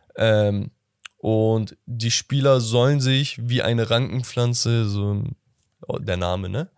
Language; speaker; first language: German; native; German